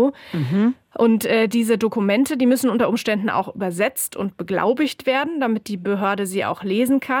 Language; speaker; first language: German; native; German